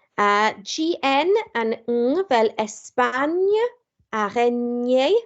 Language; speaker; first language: Welsh; non-native, local second language; English